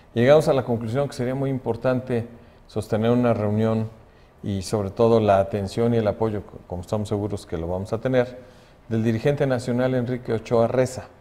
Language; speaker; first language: Spanish; native; Spanish